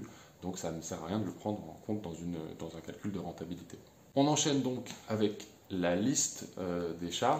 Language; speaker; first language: French; native; French